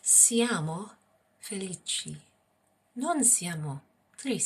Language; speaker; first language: Italian; non-native, fluent; English